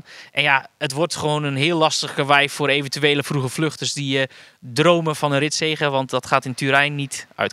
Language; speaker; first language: Dutch; native; Dutch